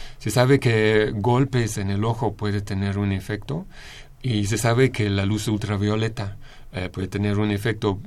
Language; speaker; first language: Spanish; non-native, fluent; English